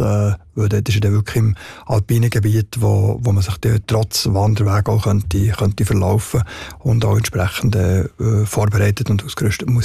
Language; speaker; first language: German; native; German